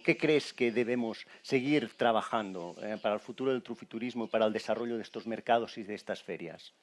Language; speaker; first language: Spanish; native; Spanish